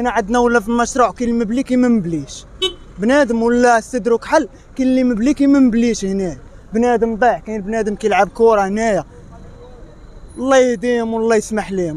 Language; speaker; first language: Arabic; native; Arabic